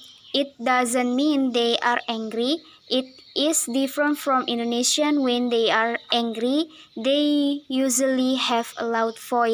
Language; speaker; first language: English; non-native, learner; Indonesian